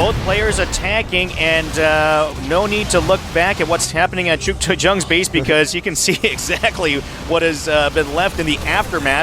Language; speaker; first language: English; native; English